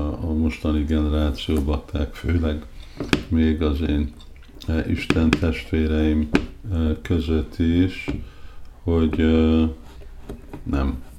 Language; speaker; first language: Hungarian; early bilingual, heritage; Hungarian